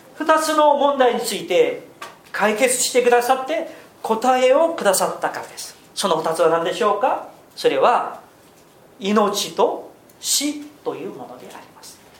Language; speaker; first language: Japanese; non-native, fluent; Korean